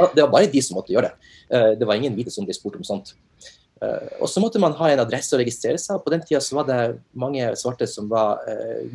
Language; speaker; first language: Norwegian; native; Norwegian